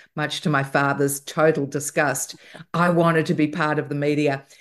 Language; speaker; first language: English; native; English